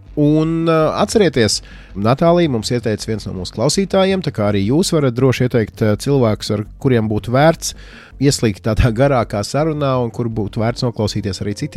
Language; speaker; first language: Latvian; native; Latvian